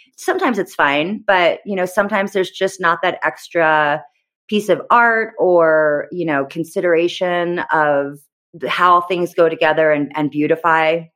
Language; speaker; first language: English; native; English